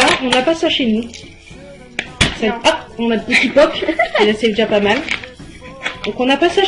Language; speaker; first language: French; native; French